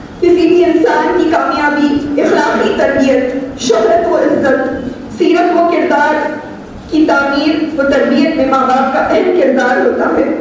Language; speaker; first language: Urdu; native; Urdu